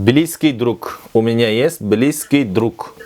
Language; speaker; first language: Russian; non-native, local second language; Kyrgyz